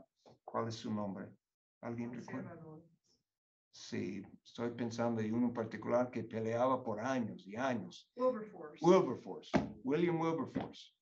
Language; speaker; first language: Spanish; non-native, fluent; English